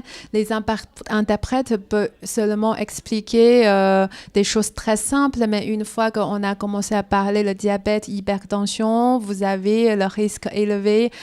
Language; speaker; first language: French; non-native, fluent; Chinese